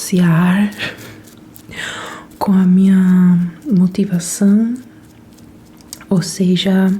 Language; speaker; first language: Portuguese; non-native, fluent; Italian